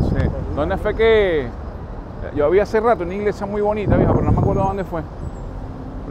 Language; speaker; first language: Spanish; native; Spanish